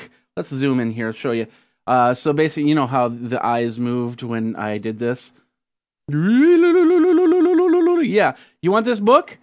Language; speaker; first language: English; native; English